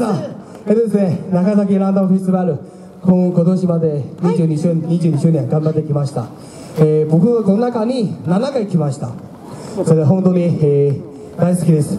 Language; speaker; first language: Japanese; non-native, fluent; Chinese